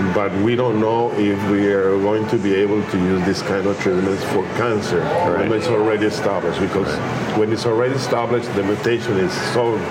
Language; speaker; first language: English; non-native, fluent; Spanish